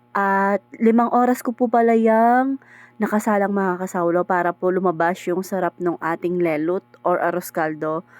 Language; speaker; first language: Filipino; native; Filipino